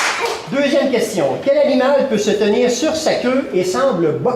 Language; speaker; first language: French; native; French